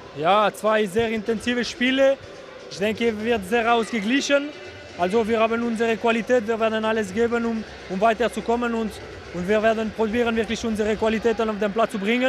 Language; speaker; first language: German; non-native, local second language; French